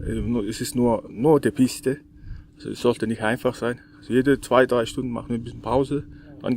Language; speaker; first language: German; non-native, learner; Mongolian